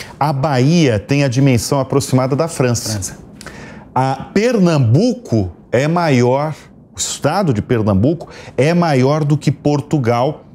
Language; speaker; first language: Portuguese; native; Portuguese